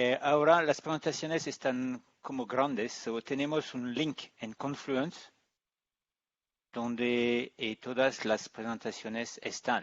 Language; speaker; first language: Spanish; non-native, learner; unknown